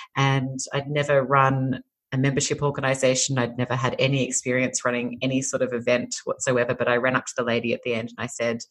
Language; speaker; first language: English; native; English